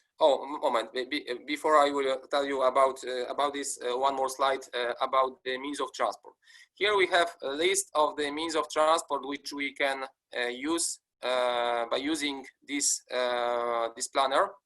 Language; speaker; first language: English; non-native, fluent; Polish